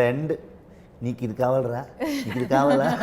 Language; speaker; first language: Telugu; non-native, learner; Kannada